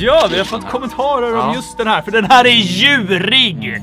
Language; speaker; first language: Swedish; native; Swedish